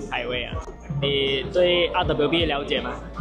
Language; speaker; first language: Chinese; native; Chinese